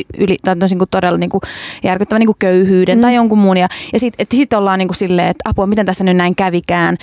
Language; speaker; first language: Finnish; early bilingual, other home language; Kurdish